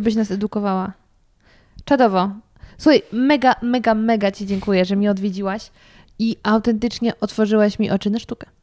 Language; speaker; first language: Polish; native; Polish